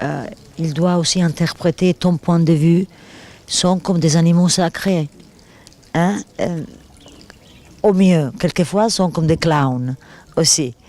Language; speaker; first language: French; non-native, fluent; Italian